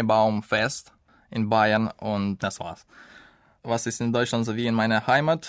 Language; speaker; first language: German; non-native, fluent; Russian